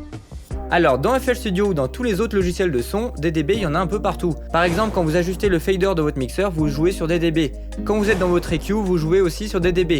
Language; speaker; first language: French; native; French